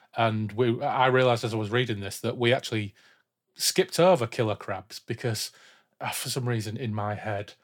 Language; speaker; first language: English; native; English